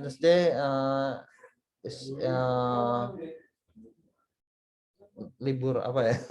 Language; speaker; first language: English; non-native, learner; Indonesian